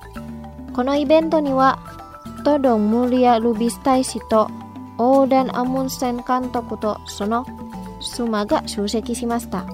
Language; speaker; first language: Japanese; non-native, fluent; Indonesian